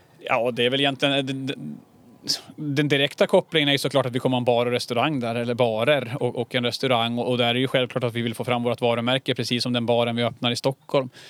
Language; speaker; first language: Swedish; native; Swedish